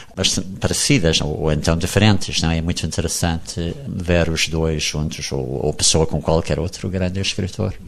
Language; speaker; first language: Portuguese; non-native, fluent; English